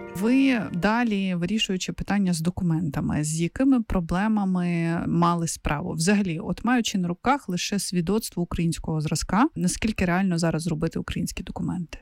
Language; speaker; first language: Ukrainian; native; Ukrainian